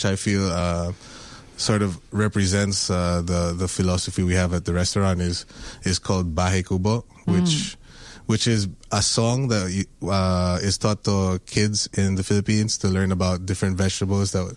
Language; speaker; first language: English; non-native, local second language; Filipino